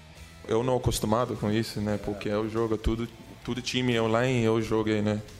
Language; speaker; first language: Portuguese; non-native, learner; English